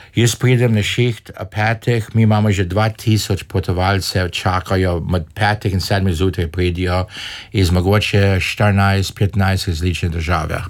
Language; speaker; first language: Slovenian; early bilingual, heritage; Slovenian